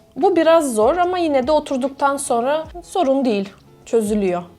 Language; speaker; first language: Turkish; non-native, fluent; Russian